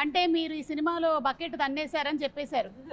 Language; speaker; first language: Telugu; native; Telugu